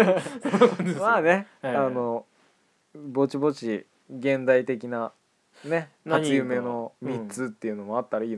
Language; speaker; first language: Japanese; native; Japanese